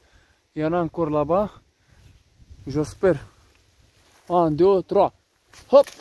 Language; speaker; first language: French; non-native, learner; Romanian